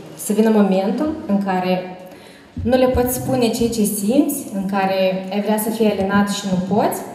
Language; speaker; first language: Romanian; native; Romanian